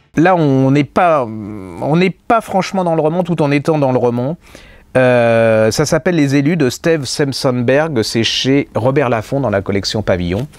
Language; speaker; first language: French; native; French